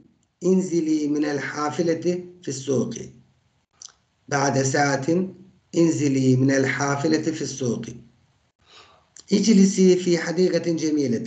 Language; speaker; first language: Arabic; non-native, fluent; Turkish